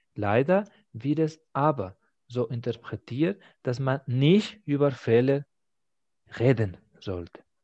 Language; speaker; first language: German; non-native, fluent; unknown